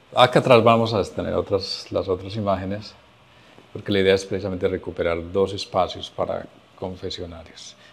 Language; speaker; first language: Spanish; native; Spanish